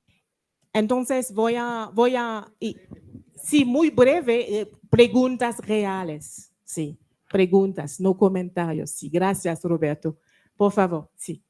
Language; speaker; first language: Spanish; non-native, learner; French